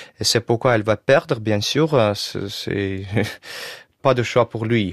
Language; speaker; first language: French; non-native, learner; Russian